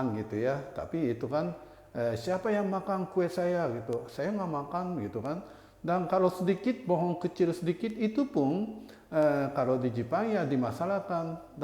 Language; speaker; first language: Indonesian; non-native, fluent; Japanese